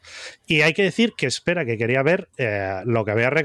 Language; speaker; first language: Spanish; native; Spanish